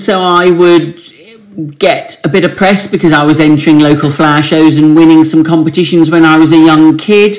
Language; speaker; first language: English; native; English